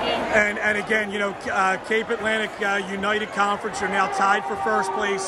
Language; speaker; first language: English; native; English